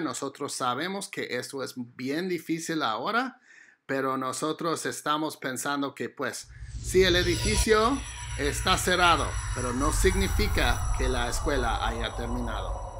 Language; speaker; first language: Spanish; non-native, fluent; English